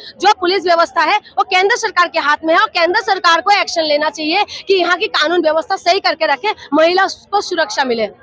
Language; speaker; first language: Hindi; non-native, local second language; Assamese